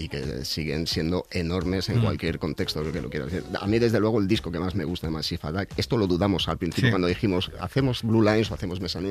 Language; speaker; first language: Spanish; native; Spanish